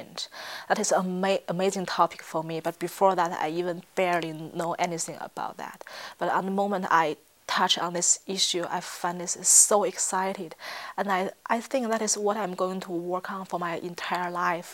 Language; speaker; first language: English; non-native, fluent; Chinese